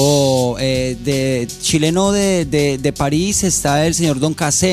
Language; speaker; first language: Spanish; native; Spanish